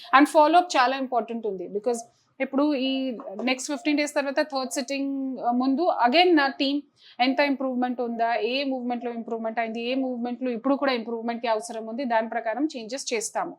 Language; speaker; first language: Telugu; non-native, fluent; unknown